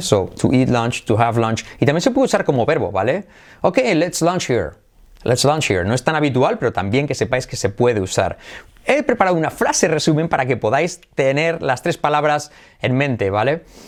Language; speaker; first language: Spanish; native; Spanish